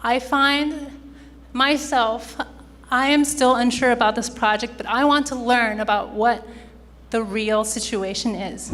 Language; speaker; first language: English; native; English